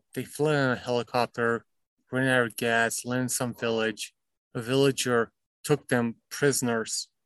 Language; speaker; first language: English; early bilingual, other home language; Romanian